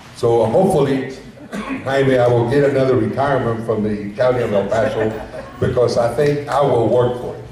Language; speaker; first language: English; early bilingual, other home language; Spanish